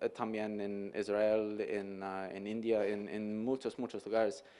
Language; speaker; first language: Spanish; non-native, learner; English